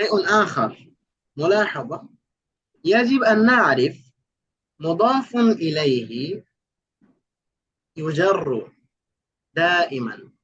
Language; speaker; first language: Arabic; non-native, fluent; Bangla